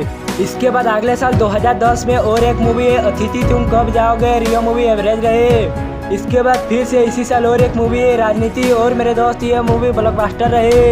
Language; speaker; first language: Hindi; non-native, local second language; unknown